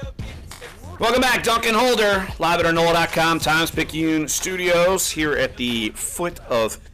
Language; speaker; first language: English; native; English